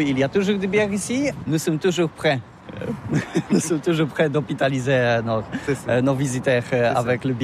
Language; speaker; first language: French; non-native, learner; Polish